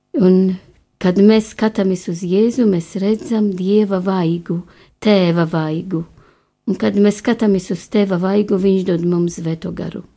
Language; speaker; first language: Latvian; non-native, fluent; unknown